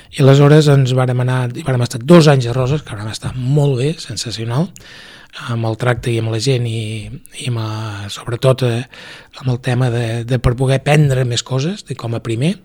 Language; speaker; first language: Catalan; native; Catalan